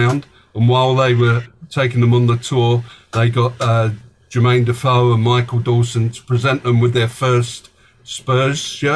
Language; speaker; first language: English; native; English